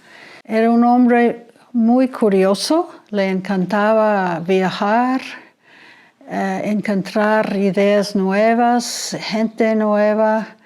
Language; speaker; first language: Spanish; non-native, fluent; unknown